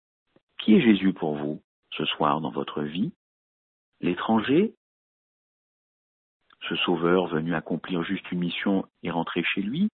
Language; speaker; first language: French; native; French